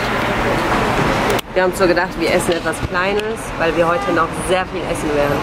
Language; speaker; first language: German; early bilingual, other home language; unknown